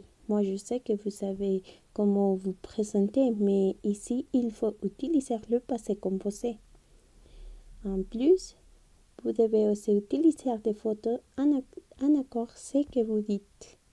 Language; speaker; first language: French; non-native, fluent; Spanish